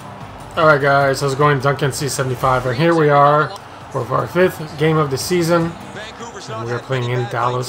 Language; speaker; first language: English; native; English